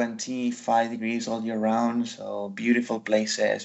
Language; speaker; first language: English; non-native, fluent; Spanish